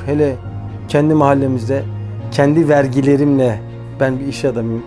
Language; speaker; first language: Turkish; native; Turkish